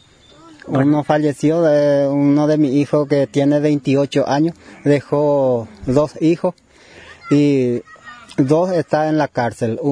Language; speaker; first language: Spanish; non-native, local second language; Guarani